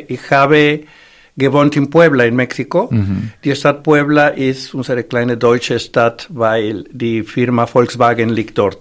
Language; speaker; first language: German; non-native, fluent; Spanish